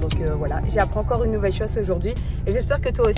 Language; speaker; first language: French; native; French